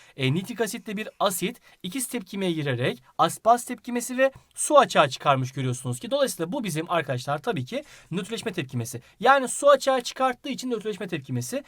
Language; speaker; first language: Turkish; native; Turkish